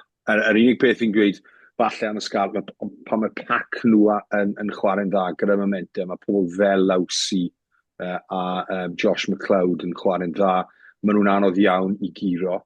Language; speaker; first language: Welsh; native; Welsh